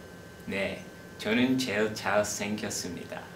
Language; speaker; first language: Korean; non-native, learner; English